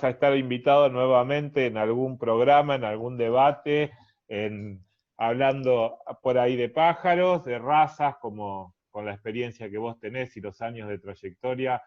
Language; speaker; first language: Spanish; native; Spanish